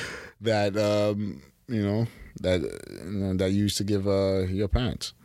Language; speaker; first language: English; early bilingual, other home language; Haitian Creole